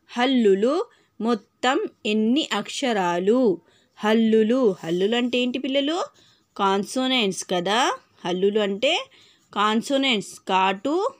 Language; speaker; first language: Telugu; non-native, local second language; Urdu